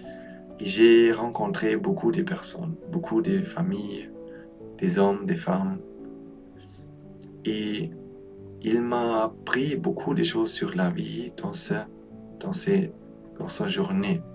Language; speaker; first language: French; non-native, learner; Polish